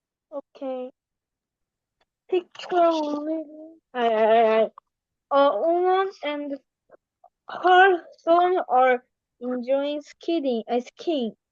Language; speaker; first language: English; non-native, learner; Korean